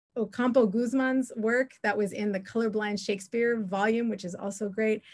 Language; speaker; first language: English; native; English